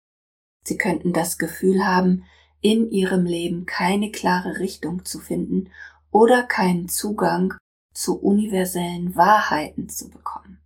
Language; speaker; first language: German; native; German